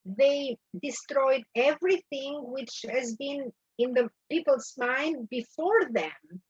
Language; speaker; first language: English; non-native, learner; Albanian